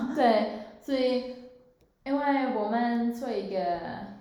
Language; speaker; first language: Chinese; non-native, fluent; Swiss German